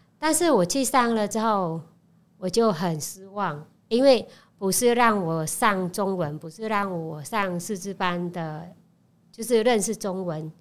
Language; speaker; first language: Chinese; non-native, fluent; Khmer